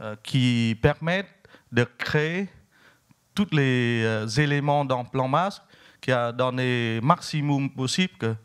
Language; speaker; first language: French; non-native, fluent; Vietnamese